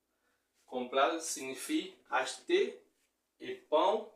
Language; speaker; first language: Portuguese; non-native, fluent; Haitian Creole